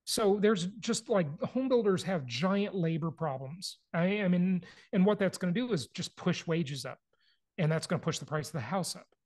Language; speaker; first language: English; native; English